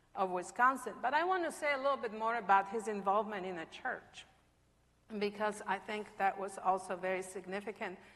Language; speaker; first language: English; non-native, fluent; Polish